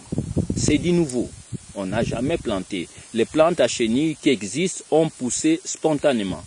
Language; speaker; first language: French; non-native, local second language; Kongo